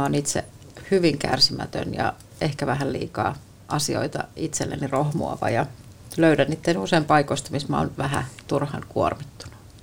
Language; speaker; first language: Finnish; native; Finnish